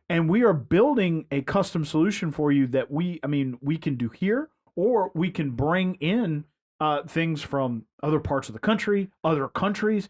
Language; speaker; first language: English; native; English